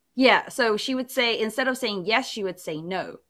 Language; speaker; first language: English; early bilingual, other home language; Cantonese